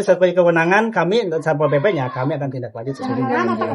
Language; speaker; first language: Indonesian; non-native, local second language; Sundanese